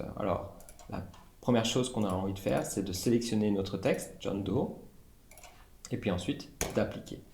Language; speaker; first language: French; native; French